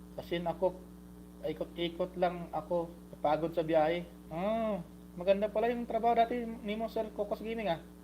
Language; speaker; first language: Filipino; non-native, local second language; Hiligaynon